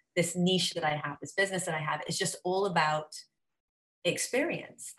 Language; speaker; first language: English; native; English